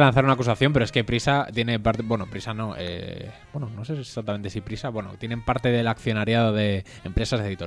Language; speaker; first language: Spanish; native; Spanish